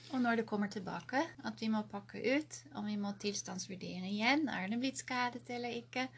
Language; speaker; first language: Norwegian; non-native, fluent; Dutch